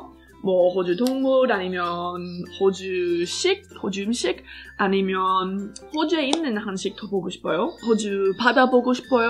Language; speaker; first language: Korean; non-native, fluent; English